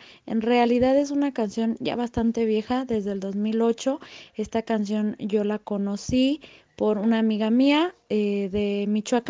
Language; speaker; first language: Spanish; native; Spanish